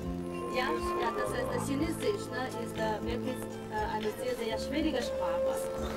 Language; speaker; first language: German; non-native, learner; Chinese